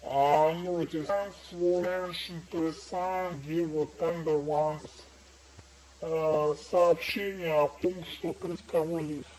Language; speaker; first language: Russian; non-native, learner; English